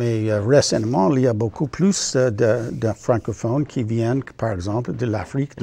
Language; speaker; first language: French; non-native, learner; English